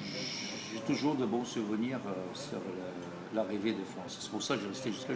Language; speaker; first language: French; non-native, learner; Arabic